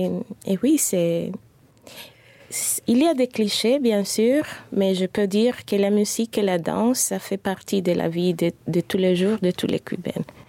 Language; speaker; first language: French; non-native, fluent; Spanish